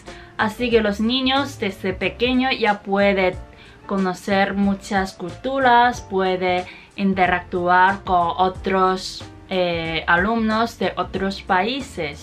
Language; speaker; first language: Spanish; non-native, fluent; Chinese